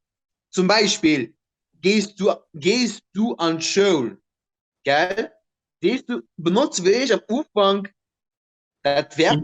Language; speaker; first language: German; non-native, local second language; Luxembourgish